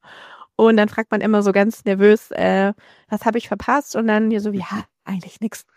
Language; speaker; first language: German; native; German